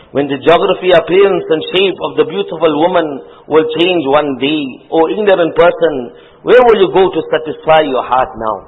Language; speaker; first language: English; native; English